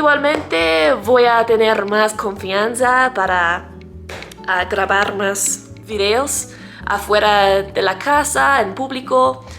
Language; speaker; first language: Spanish; non-native, learner; English